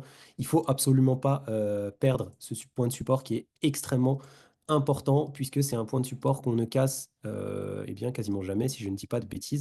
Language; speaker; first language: French; native; French